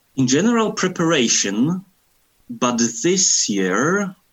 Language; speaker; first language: English; non-native, fluent; Polish